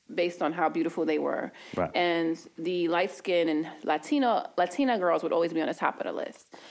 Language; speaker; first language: English; native; English